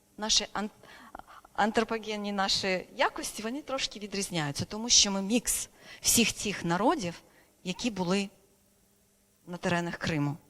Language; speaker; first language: Ukrainian; non-native, local second language; Crimean Tatar